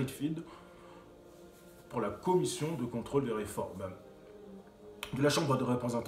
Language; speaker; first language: French; native; French